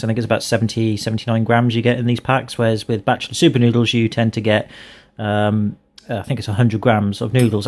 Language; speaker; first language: English; native; English